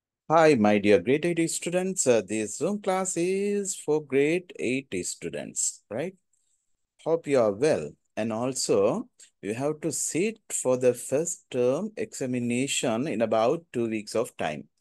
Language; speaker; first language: English; non-native, local second language; Tamil